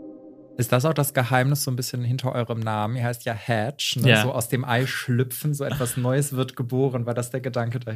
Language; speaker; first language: German; native; German